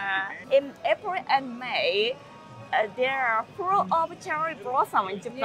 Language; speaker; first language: English; non-native, learner; Japanese